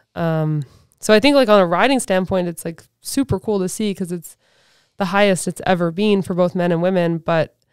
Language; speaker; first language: English; native; English